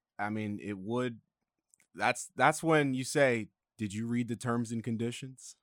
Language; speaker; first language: English; native; English